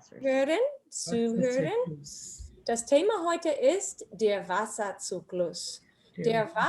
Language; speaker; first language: German; non-native, fluent; English